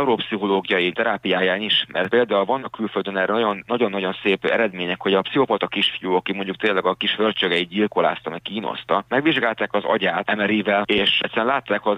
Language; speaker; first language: Hungarian; native; Hungarian